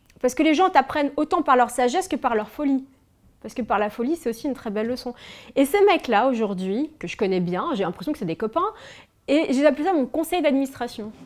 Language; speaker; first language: French; native; French